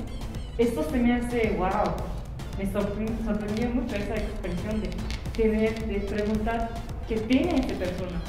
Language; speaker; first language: Spanish; non-native, fluent; Japanese